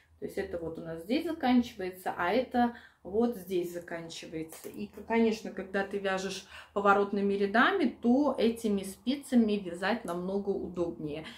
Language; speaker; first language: Russian; native; Russian